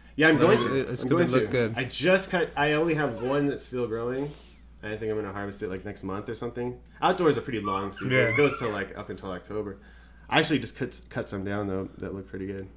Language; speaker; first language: English; native; English